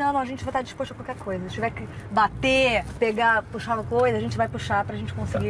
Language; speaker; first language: Portuguese; native; Portuguese